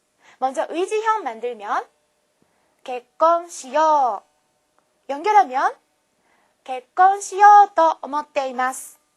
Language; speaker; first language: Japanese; non-native, fluent; Korean